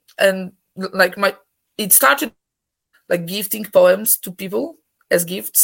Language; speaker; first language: English; non-native, fluent; Polish